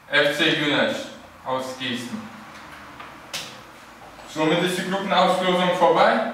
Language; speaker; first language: German; early bilingual, other home language; Turkish